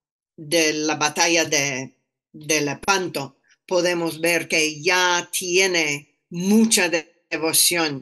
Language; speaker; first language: Spanish; non-native, fluent; English